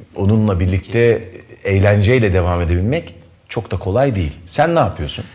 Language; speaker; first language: Turkish; native; Turkish